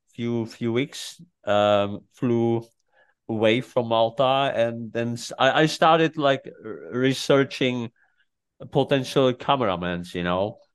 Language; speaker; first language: English; non-native, fluent; Czech